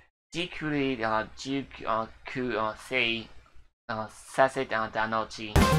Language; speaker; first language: English; native; English